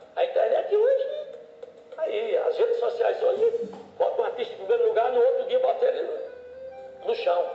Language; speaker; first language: Portuguese; native; Portuguese